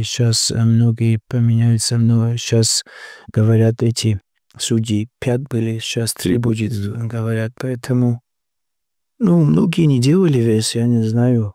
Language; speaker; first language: Russian; non-native, local second language; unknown